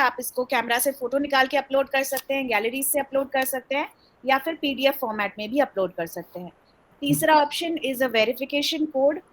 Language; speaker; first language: Hindi; early bilingual, heritage; Hindi